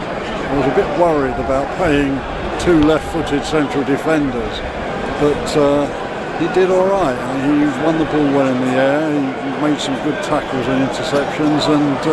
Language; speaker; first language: English; native; English